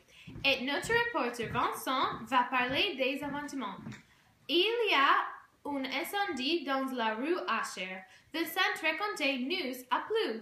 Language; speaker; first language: French; non-native, learner; English